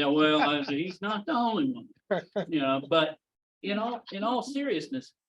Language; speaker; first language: English; native; English